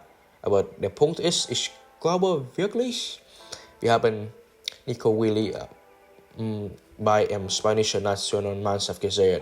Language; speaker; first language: German; non-native, learner; English